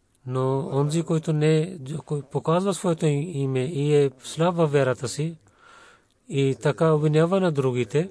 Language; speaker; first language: Bulgarian; non-native, learner; Urdu